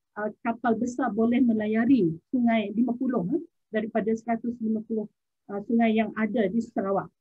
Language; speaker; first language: Malay; non-native, local second language; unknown